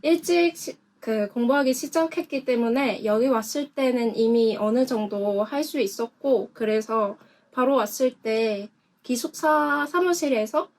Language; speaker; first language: Korean; non-native, fluent; Vietnamese